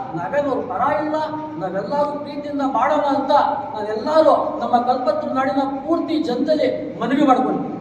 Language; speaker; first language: Kannada; native; Kannada